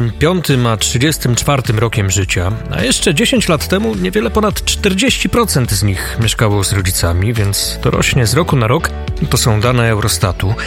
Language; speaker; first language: Polish; native; Polish